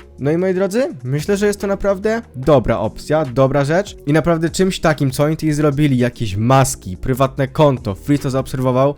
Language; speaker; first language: Polish; native; Polish